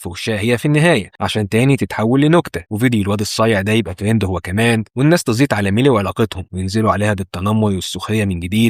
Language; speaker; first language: Arabic; native; Arabic